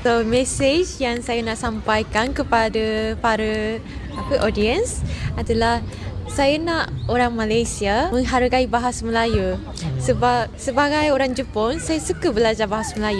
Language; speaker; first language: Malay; non-native, fluent; Japanese